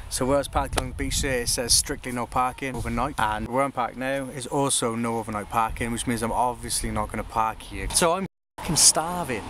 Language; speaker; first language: English; native; English